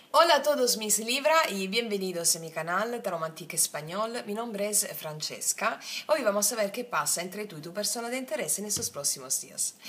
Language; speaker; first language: Spanish; non-native, fluent; Italian